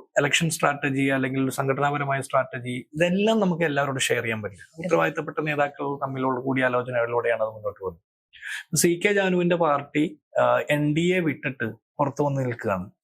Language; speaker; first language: Malayalam; native; Malayalam